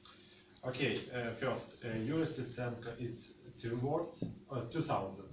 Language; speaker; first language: English; non-native, learner; Russian